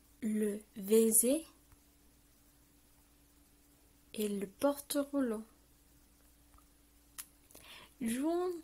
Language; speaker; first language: French; non-native, learner; Spanish